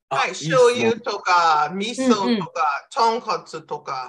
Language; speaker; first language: Japanese; non-native, fluent; English